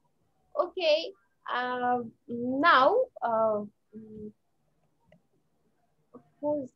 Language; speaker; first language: English; non-native, learner; Bangla